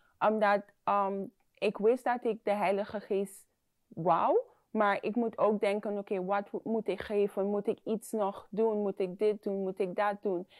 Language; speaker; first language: Dutch; non-native, fluent; English